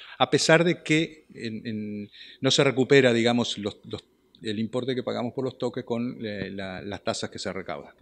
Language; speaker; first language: Spanish; native; Spanish